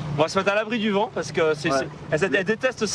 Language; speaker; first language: French; native; French